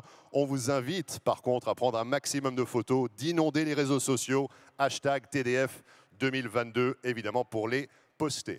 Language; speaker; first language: French; native; French